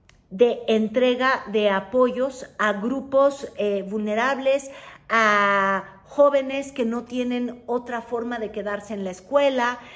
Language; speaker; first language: Spanish; native; Spanish